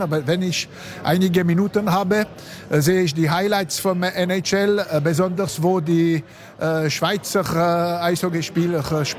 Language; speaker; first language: German; non-native, local second language; French